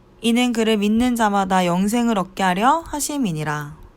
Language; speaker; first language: Korean; native; Korean